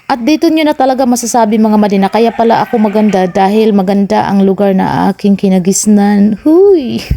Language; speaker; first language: Filipino; non-native, local second language; Cebuano